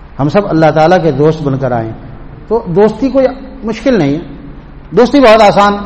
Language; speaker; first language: Urdu; native; Urdu